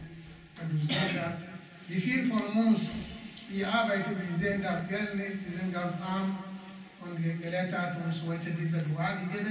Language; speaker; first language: German; non-native, learner; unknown